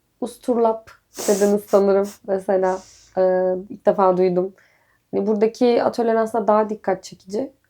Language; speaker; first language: Turkish; native; Turkish